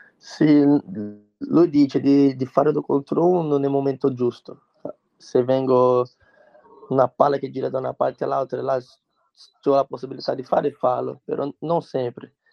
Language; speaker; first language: Italian; non-native, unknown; Portuguese